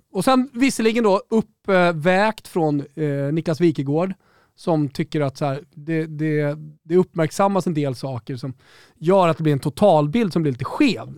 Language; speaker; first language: Swedish; native; Swedish